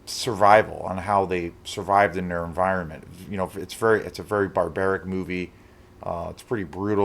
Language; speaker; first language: English; native; English